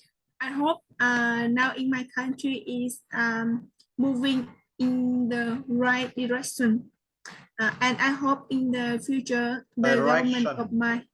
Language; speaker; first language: English; non-native, learner; Vietnamese